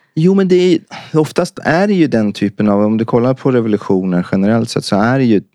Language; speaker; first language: Swedish; early bilingual, other home language; Persian